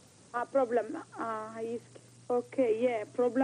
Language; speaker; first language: Hindi; non-native, learner; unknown